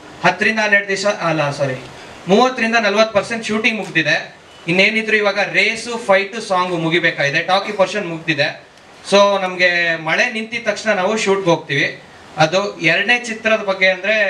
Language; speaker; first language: Kannada; native; Kannada